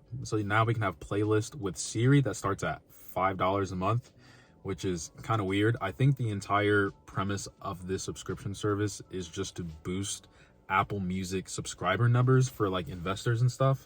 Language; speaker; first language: English; native; English